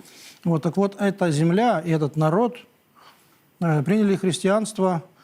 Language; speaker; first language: Russian; native; Russian